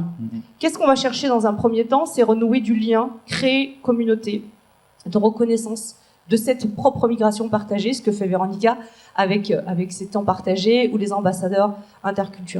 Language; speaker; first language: French; native; French